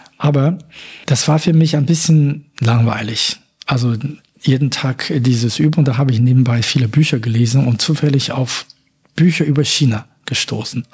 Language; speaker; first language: German; non-native, fluent; Chinese